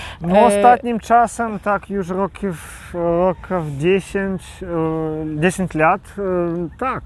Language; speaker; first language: Polish; non-native, local second language; Belarusian